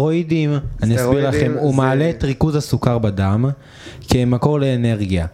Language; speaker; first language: Hebrew; native; Hebrew